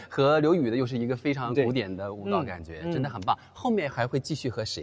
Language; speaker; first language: Chinese; native; Chinese